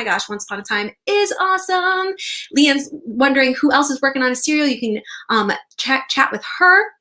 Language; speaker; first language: English; native; English